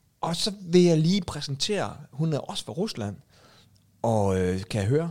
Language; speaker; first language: Danish; native; Danish